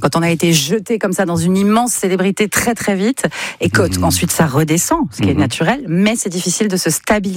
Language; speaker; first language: French; native; French